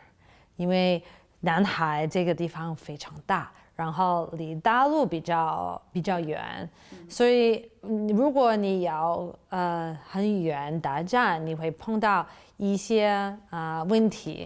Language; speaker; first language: Chinese; non-native, fluent; English